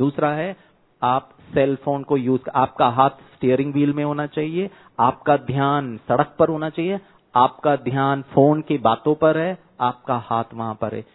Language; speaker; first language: Hindi; non-native, local second language; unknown